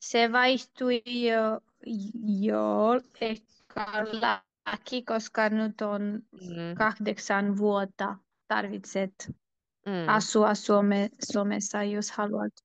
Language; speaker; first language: Finnish; non-native, learner; Turkish